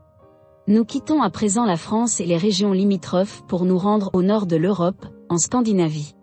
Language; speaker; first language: French; native; French